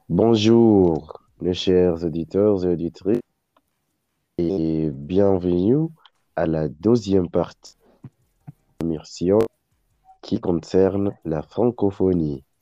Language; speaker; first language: French; non-native, learner; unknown